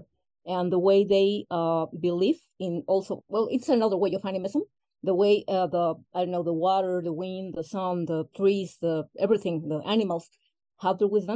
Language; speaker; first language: English; non-native, fluent; Spanish